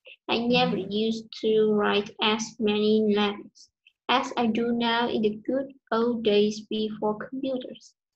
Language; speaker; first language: English; non-native, learner; Vietnamese